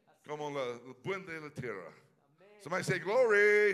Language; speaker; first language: Spanish; non-native, learner; English